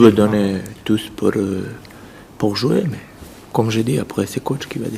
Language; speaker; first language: French; non-native, fluent; Serbian